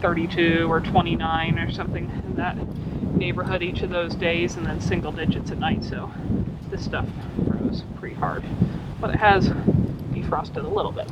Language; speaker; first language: English; native; English